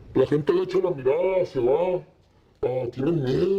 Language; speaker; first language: Spanish; native; Spanish